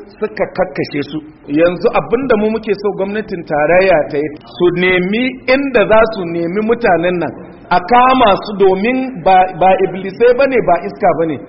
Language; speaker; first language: Hausa; non-native, local second language; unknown